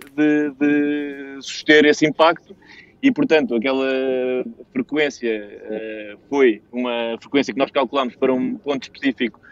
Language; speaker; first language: Portuguese; native; Portuguese